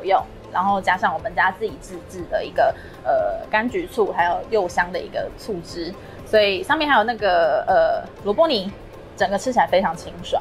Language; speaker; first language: Chinese; native; Chinese